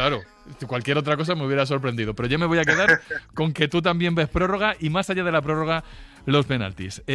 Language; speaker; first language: Spanish; native; Spanish